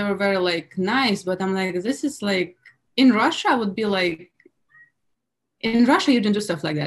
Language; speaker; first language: English; non-native, fluent; Russian